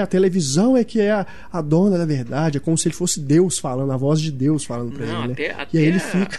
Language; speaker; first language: Portuguese; native; Portuguese